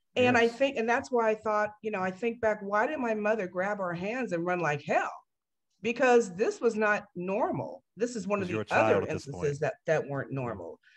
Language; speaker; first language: English; native; English